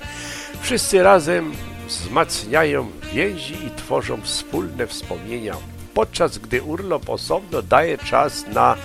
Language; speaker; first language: Polish; early bilingual, heritage; Polish